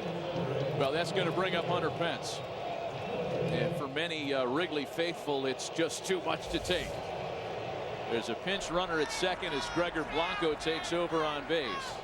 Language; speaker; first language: English; native; English